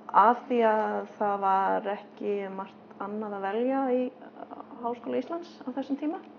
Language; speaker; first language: Icelandic; non-native, fluent; English